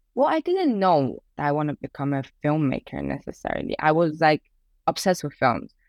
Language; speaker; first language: English; early bilingual, other home language; Persian